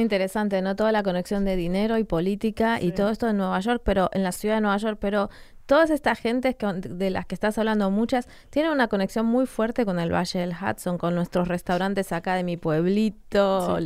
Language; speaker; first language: Spanish; native; Spanish